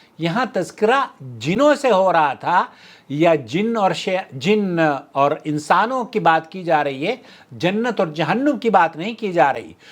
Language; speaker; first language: Urdu; native; Urdu